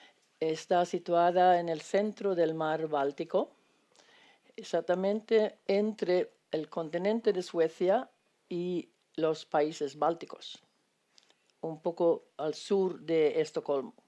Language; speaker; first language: Spanish; non-native, fluent; Swedish